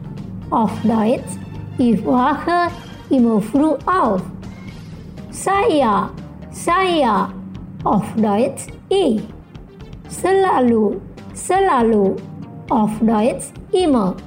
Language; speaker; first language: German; non-native, fluent; Indonesian